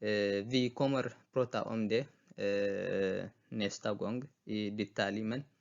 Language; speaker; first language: Swedish; non-native, fluent; Tigrinya